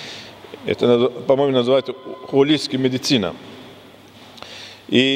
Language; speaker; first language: Russian; non-native, fluent; German